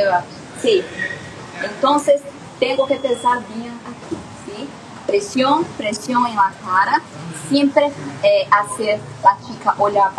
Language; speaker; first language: Spanish; non-native, learner; Portuguese